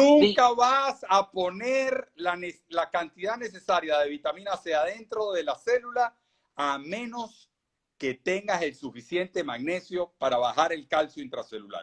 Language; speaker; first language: Spanish; native; Spanish